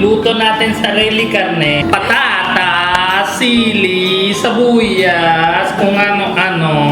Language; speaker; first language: Filipino; non-native, learner; Punjabi